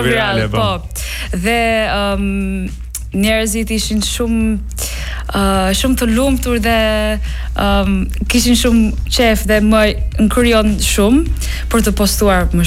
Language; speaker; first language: Albanian; non-native, learner; English